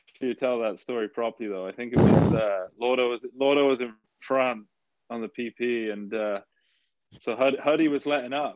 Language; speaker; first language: English; native; English